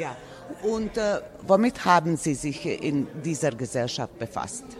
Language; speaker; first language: German; non-native, fluent; Serbian